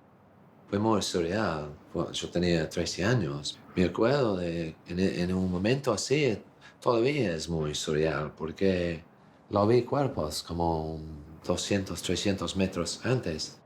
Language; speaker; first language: Spanish; non-native, fluent; English